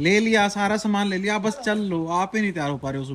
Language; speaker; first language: Hindi; native; Hindi